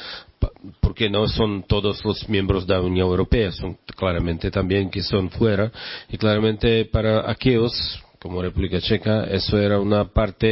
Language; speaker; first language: Spanish; non-native, learner; Czech